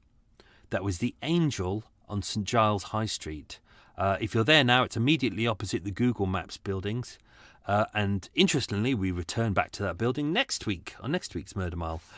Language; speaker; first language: English; native; English